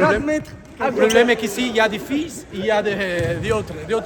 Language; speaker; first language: French; non-native, learner; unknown